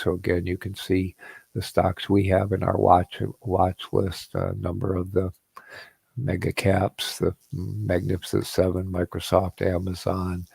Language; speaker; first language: English; native; English